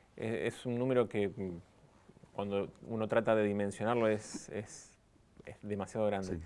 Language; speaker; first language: Spanish; native; Spanish